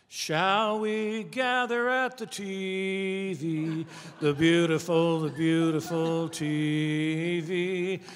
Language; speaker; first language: English; native; English